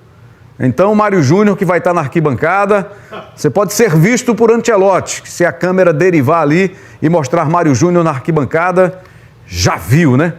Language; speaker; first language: Portuguese; native; Portuguese